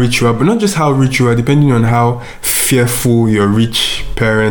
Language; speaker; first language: English; non-native, local second language; Yoruba